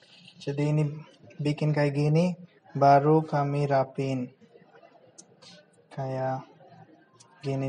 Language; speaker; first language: Indonesian; non-native, fluent; Bangla